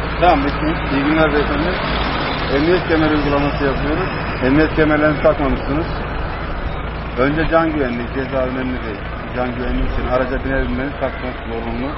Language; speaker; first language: Turkish; native; Turkish